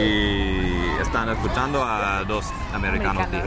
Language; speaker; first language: Spanish; non-native, fluent; English